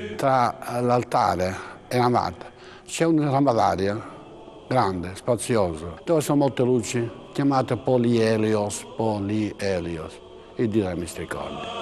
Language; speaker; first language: Italian; non-native, local second language; Albanian